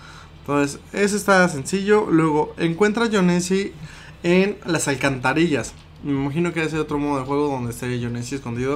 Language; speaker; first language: Spanish; native; Spanish